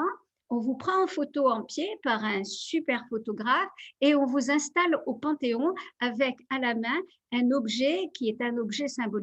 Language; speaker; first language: French; native; French